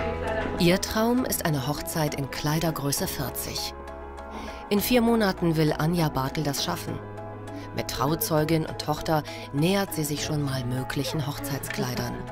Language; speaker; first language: German; native; German